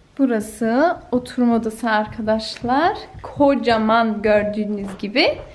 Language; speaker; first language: Turkish; early bilingual, heritage; Turkish